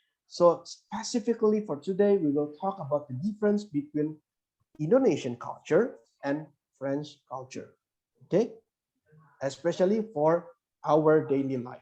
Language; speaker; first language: English; non-native, fluent; Indonesian